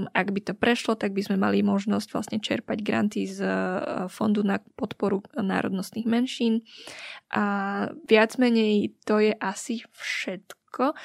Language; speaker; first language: Slovak; early bilingual, other home language; Vietnamese